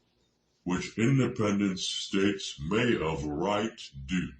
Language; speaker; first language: English; native; English